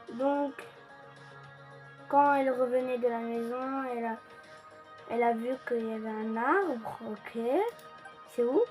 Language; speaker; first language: French; early bilingual, other home language; Polish